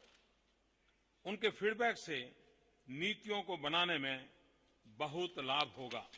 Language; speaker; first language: Hindi; non-native, local second language; Gujarati